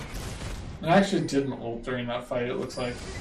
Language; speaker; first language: English; native; English